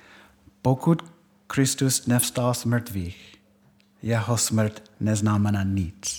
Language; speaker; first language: Czech; non-native, fluent; English